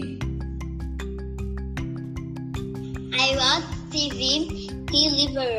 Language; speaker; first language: English; non-native, learner; Portuguese